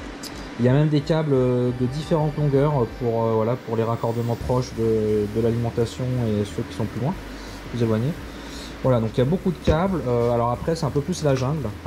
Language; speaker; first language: French; native; French